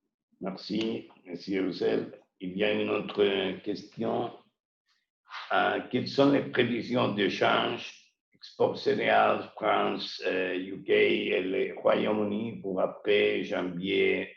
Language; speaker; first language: French; non-native, learner; Spanish